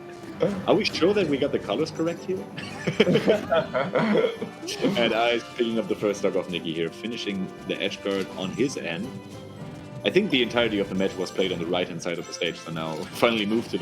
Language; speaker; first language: English; non-native, fluent; German